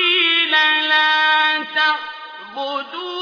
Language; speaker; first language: Arabic; native; Arabic